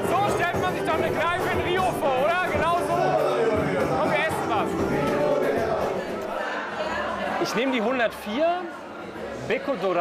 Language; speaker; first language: German; native; German